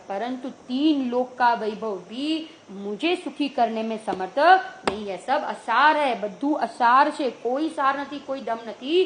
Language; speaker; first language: Hindi; non-native, local second language; Gujarati